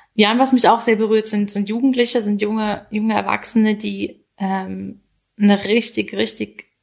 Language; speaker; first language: German; native; German